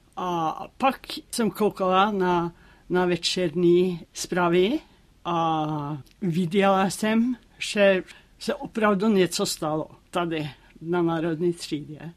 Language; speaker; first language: Czech; non-native, fluent; Norwegian